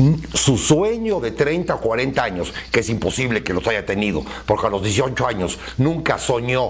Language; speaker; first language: Spanish; native; Spanish